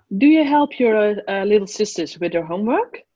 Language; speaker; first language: English; non-native, fluent; Dutch